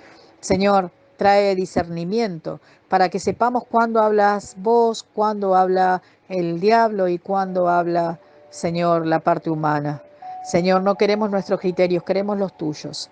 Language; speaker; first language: Spanish; native; Spanish